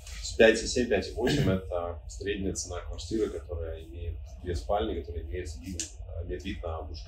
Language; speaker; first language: Russian; native; Russian